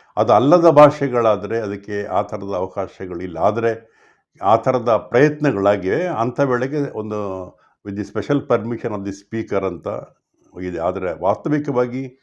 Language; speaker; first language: Kannada; non-native, local second language; Tulu